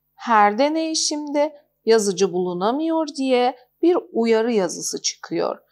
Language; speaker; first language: Turkish; non-native, fluent; Persian